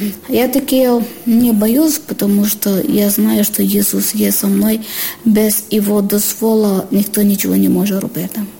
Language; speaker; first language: Ukrainian; non-native, learner; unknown